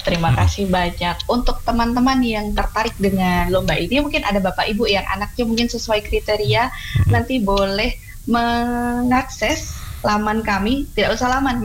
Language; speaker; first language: Indonesian; non-native, local second language; Javanese